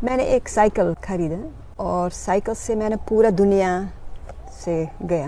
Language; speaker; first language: Hindi; non-native, learner; Dutch